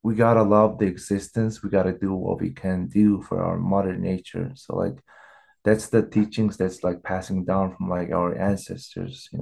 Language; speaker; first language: English; non-native, fluent; Mongolian